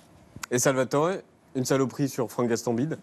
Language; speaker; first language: French; native; French